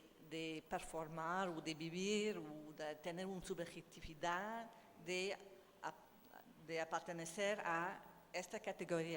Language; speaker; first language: Spanish; non-native, learner; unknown